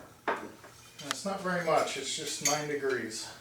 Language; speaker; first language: English; native; English